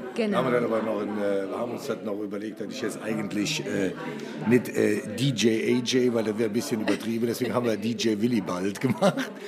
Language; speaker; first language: German; native; German